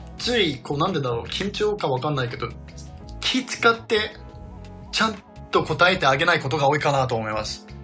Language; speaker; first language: Japanese; non-native, fluent; Danish